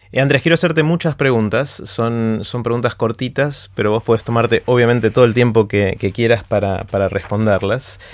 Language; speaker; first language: Spanish; native; Spanish